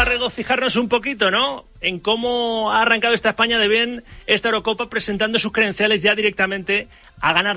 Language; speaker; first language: Spanish; native; Spanish